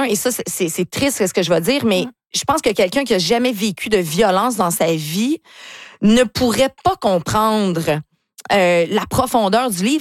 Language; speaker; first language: French; native; French